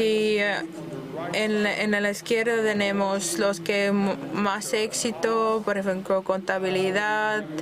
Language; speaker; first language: Spanish; non-native, fluent; Dutch